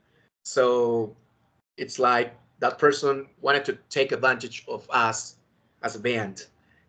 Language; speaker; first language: English; non-native, fluent; Spanish